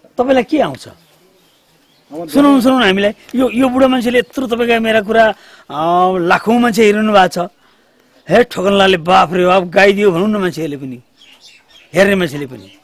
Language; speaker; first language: Nepali; native; Nepali